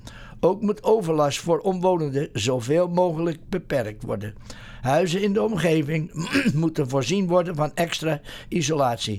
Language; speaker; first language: Dutch; native; Dutch